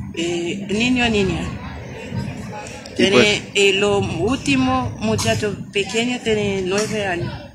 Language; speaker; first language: Spanish; non-native, learner; Haitian Creole